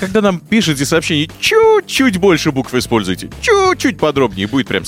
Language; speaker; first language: Russian; native; Russian